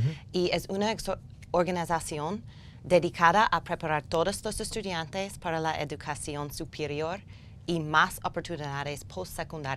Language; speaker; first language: Spanish; non-native, learner; English